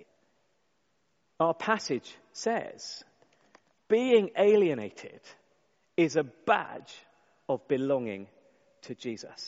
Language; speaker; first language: English; native; English